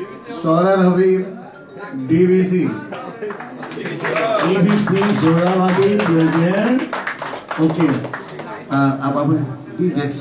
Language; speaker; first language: Hindi; non-native, learner; Bangla